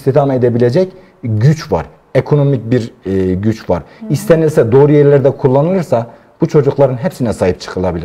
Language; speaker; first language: Turkish; native; Turkish